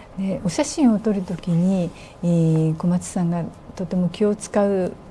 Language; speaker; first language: Japanese; native; Japanese